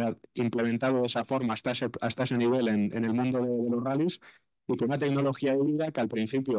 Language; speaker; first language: Spanish; native; Spanish